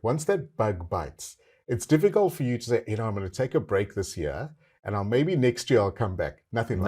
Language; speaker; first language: English; native; English